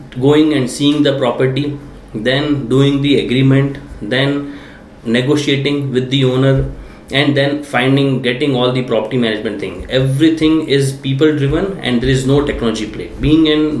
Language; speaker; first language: English; non-native, local second language; Hindi